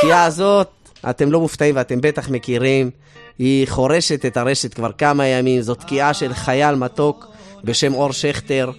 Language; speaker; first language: Hebrew; native; Hebrew